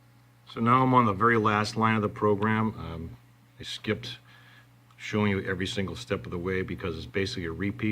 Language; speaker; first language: English; native; English